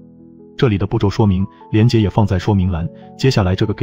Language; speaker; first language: Chinese; native; Chinese